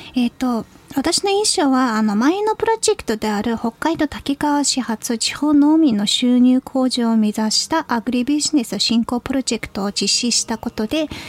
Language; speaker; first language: Japanese; non-native, fluent; Mongolian